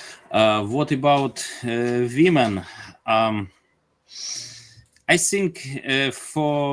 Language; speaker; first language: English; non-native, learner; Ukrainian